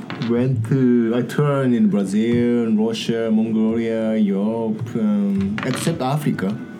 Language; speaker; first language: English; non-native, learner; Japanese